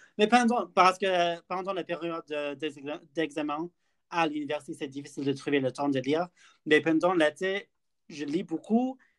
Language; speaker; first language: French; non-native, learner; English